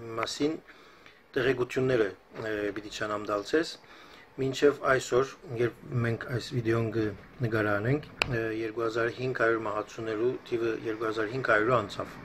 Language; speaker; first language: Armenian; early bilingual, heritage; Armenian